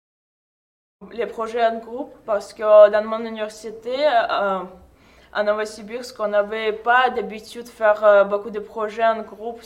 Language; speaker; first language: French; non-native, fluent; Russian